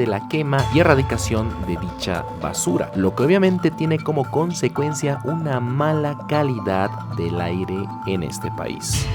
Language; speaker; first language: Spanish; native; Spanish